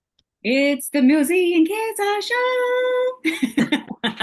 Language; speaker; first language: English; native; English